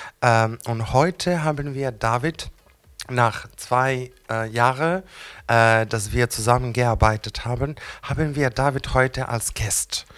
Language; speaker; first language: German; non-native, fluent; Greek